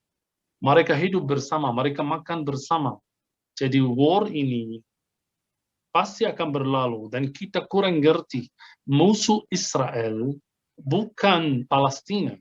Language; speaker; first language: Indonesian; non-native, fluent; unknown